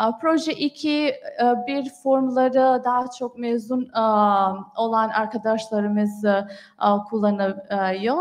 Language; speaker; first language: Turkish; non-native, fluent; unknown